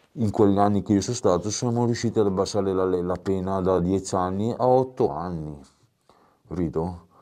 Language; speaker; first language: Italian; native; Italian